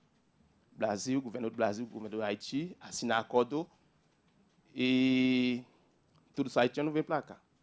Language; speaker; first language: Portuguese; non-native, learner; Haitian Creole